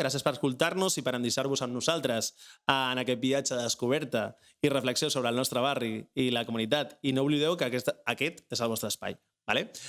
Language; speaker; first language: Catalan; native; Catalan